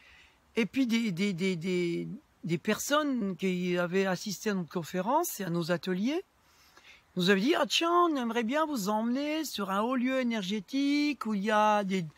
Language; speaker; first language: French; native; French